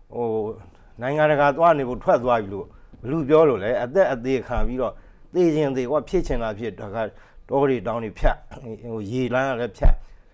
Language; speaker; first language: Burmese; native; Burmese